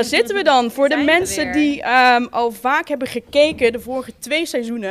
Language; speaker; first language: Dutch; native; Dutch